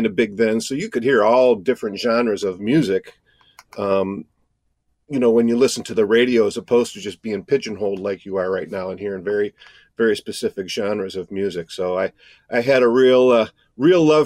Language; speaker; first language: English; native; English